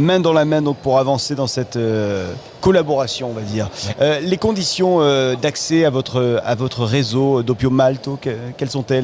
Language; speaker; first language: French; native; French